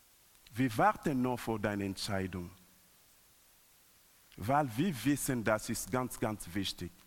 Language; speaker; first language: German; non-native, learner; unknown